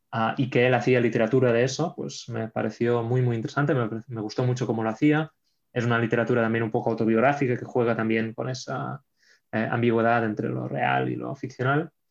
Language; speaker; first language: Spanish; non-native, local second language; Catalan